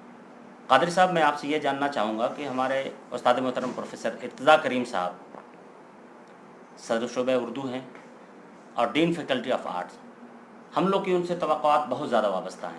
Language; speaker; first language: Urdu; native; Urdu